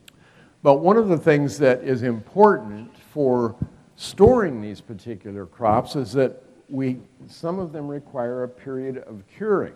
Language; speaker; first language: English; native; English